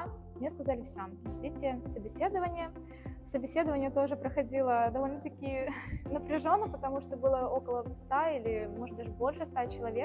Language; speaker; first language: Russian; native; Russian